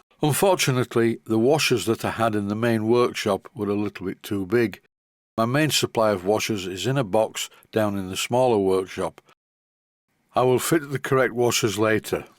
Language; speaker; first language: English; native; English